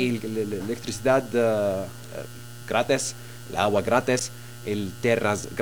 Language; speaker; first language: Spanish; non-native, learner; Arabic